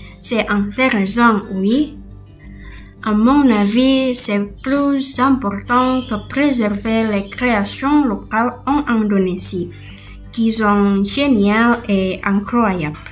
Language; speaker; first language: French; non-native, learner; Indonesian